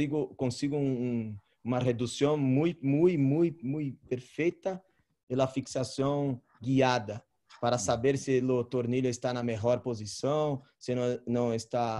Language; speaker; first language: Spanish; non-native, learner; Portuguese